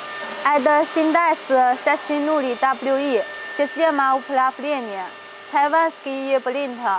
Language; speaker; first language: Russian; non-native, learner; Chinese